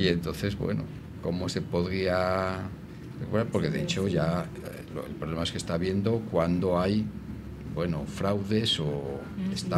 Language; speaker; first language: Spanish; native; Spanish